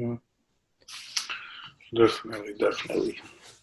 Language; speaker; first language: English; native; English